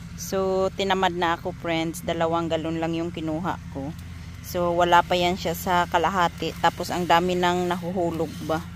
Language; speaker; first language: Filipino; non-native, local second language; Masbatenyo